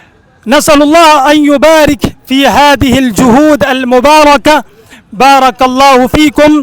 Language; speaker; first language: Arabic; non-native, fluent; Urdu